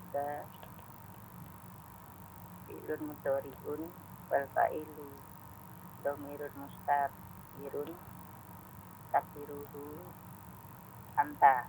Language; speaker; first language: Arabic; non-native, learner; Indonesian